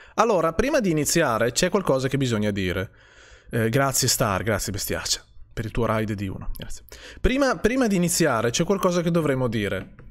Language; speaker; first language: Italian; native; Italian